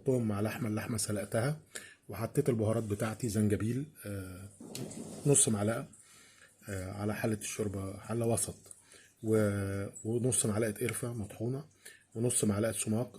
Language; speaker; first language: Arabic; native; Arabic